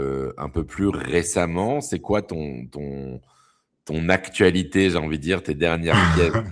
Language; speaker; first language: French; native; French